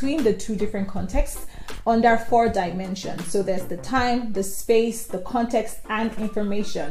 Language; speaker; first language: English; non-native, local second language; Yoruba